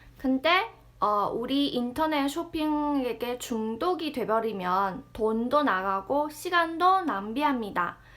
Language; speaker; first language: Korean; non-native, fluent; Chinese